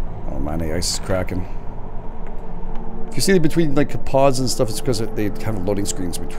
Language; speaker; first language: English; native; English